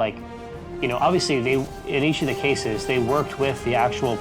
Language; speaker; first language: English; native; English